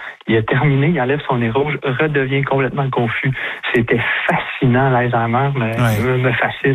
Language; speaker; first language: French; native; French